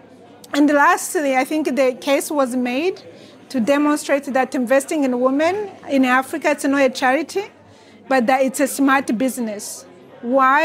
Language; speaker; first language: English; non-native, fluent; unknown